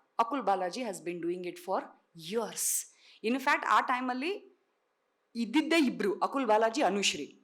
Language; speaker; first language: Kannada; non-native, local second language; Tulu